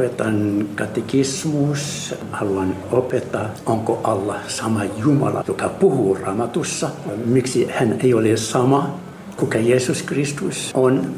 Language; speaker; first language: Finnish; non-native, fluent; Arabic